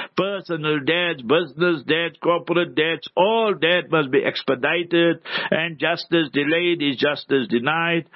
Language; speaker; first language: English; early bilingual, other home language; Urdu